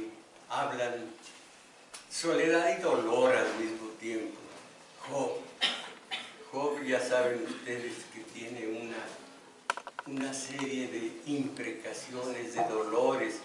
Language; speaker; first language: Spanish; native; Spanish